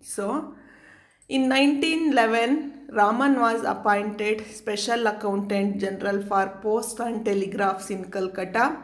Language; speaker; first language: English; non-native, local second language; Kannada